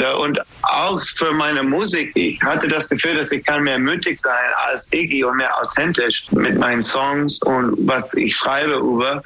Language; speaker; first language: German; non-native, fluent; English